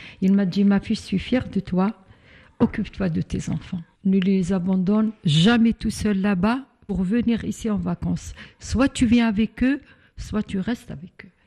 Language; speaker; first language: French; non-native, local second language; Arabic